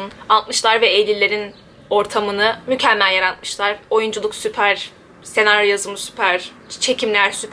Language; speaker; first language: Turkish; native; Turkish